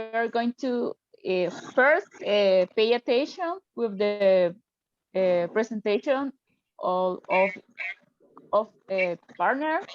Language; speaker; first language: English; non-native, learner; Spanish